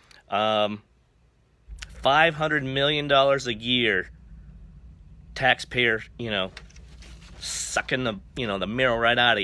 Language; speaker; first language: English; native; English